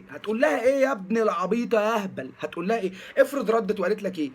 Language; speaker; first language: Arabic; native; Arabic